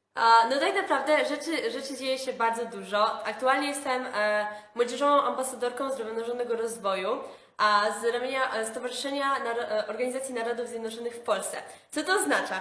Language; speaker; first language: Polish; native; Polish